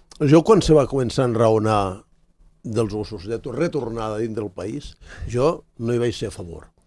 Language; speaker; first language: Catalan; native; Catalan